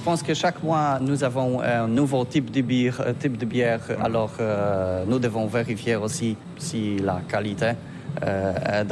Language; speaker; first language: French; non-native, learner; Polish